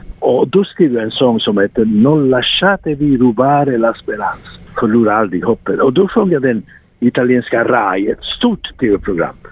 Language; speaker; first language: Swedish; non-native, fluent; Italian